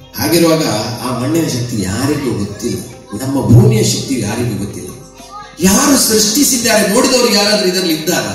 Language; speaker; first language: Kannada; non-native, local second language; Tulu